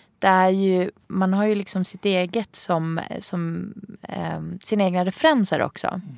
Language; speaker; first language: Swedish; early bilingual, other home language; Arabic